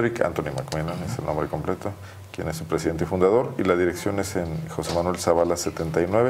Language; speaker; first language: Spanish; native; Spanish